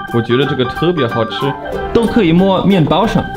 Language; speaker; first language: Chinese; non-native, fluent; German